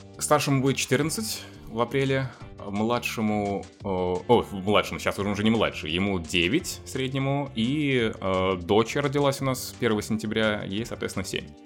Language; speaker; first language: Russian; native; Russian